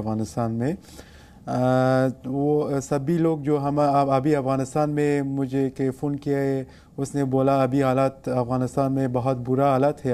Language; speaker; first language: Hindi; non-native, learner; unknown